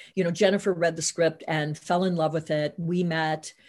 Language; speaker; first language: English; native; English